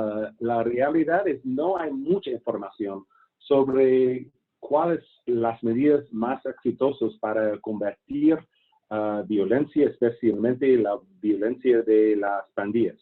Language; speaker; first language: Spanish; non-native, fluent; English